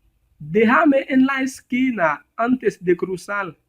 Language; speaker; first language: Spanish; non-native, learner; Haitian Creole